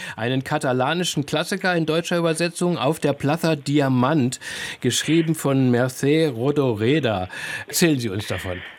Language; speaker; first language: German; native; German